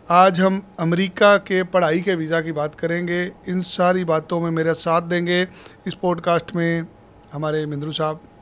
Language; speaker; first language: Hindi; native; Hindi